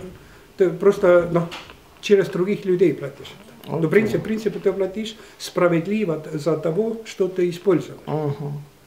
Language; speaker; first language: Russian; non-native, fluent; Estonian